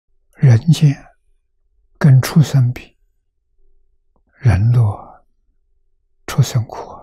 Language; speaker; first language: Chinese; native; Chinese